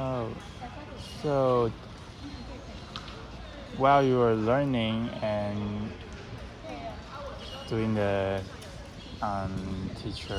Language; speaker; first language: English; non-native, learner; Chinese